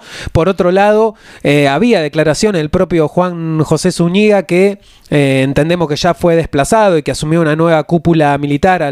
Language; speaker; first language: Spanish; native; Spanish